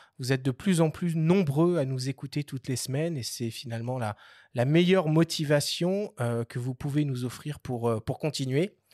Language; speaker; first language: French; native; French